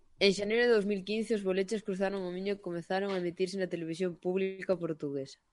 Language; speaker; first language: Galician; non-native, local second language; Spanish